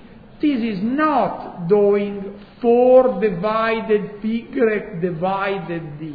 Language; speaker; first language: English; non-native, fluent; Italian